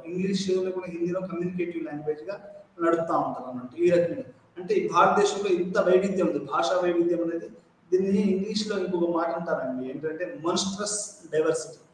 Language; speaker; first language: Telugu; non-native, local second language; Urdu